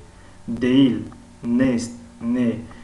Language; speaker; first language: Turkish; non-native, fluent; Tajik